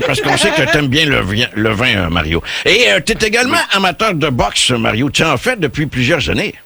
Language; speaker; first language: French; native; French